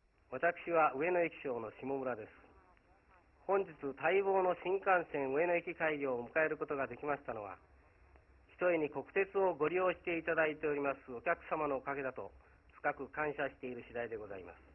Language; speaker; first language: Japanese; native; Japanese